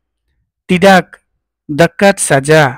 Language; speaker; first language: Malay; non-native, fluent; Nepali